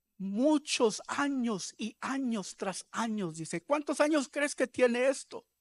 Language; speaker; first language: Spanish; early bilingual, heritage; Spanish